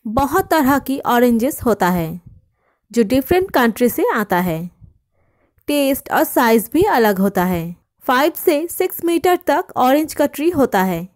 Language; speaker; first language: Hindi; non-native, local second language; Bangla